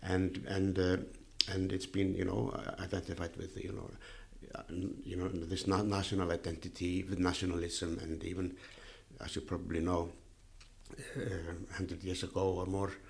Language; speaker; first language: English; non-native, fluent; Icelandic